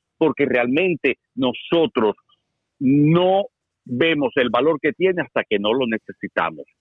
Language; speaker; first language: Spanish; native; Spanish